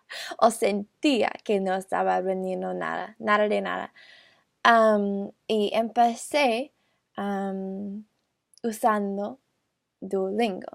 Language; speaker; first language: Spanish; non-native, learner; English